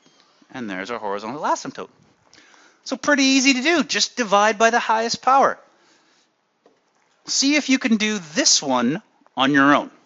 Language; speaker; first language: English; native; English